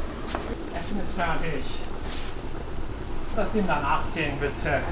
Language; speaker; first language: German; non-native, fluent; Turkish